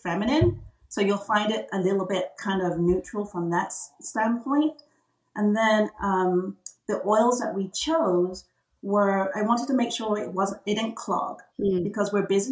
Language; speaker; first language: English; native; English